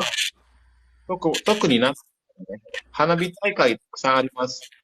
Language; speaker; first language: Japanese; non-native, fluent; Indonesian